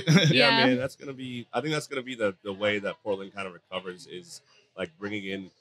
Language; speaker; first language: English; native; English